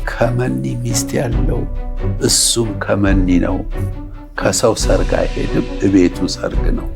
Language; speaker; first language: Amharic; non-native, local second language; Sebat Bet Gurage